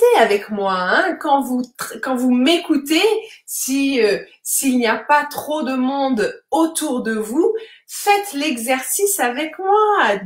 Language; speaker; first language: French; native; French